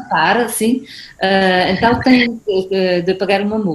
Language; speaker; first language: Portuguese; non-native, fluent; Spanish